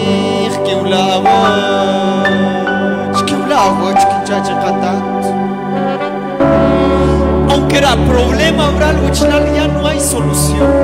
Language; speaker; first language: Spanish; non-native, local second language; Kʼicheʼ